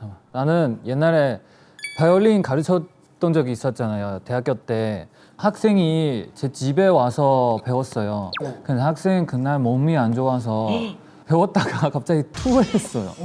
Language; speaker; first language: Korean; non-native, fluent; Chinese